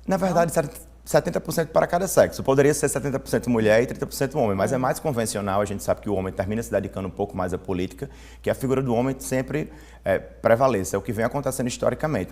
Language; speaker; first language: Portuguese; native; Portuguese